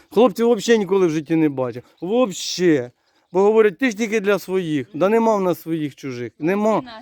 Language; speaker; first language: Ukrainian; native; Ukrainian